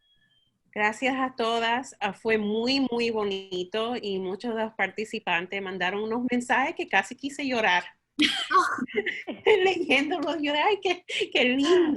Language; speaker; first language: Spanish; early bilingual, heritage; Spanish